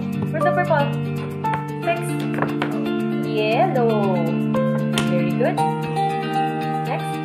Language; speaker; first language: English; non-native, local second language; Filipino